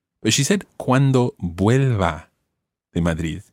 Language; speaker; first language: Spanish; non-native, fluent; English